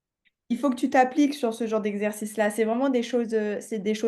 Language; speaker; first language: French; native; French